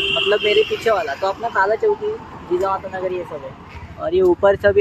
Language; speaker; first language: Hindi; non-native, local second language; Marathi